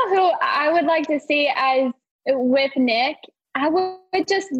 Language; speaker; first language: English; native; English